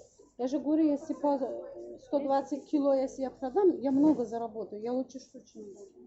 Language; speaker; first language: Russian; non-native, local second language; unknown